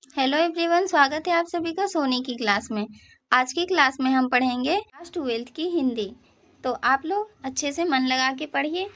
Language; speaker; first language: Hindi; native; Hindi